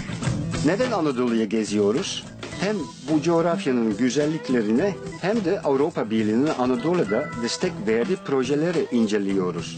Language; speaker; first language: Turkish; non-native, learner; Dutch